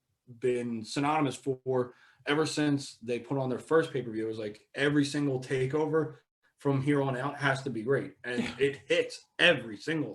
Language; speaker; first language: English; native; English